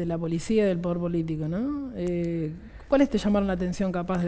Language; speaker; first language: Spanish; native; Spanish